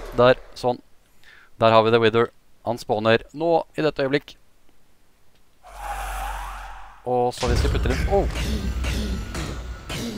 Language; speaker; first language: Norwegian; native; Norwegian